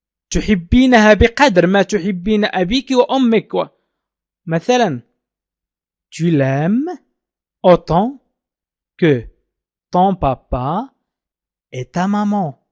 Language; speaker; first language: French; non-native, fluent; Arabic